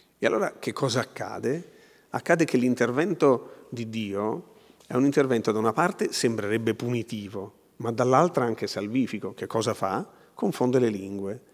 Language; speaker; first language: Italian; native; Italian